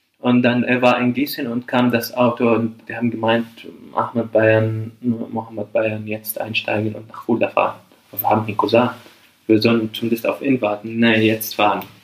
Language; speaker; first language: German; non-native, fluent; Arabic